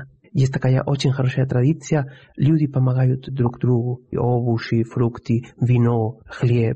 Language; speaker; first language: Russian; non-native, fluent; Spanish